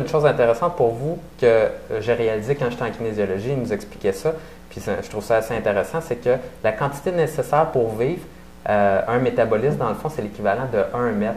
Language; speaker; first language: French; native; French